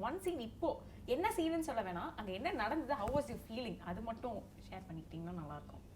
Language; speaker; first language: Tamil; native; Tamil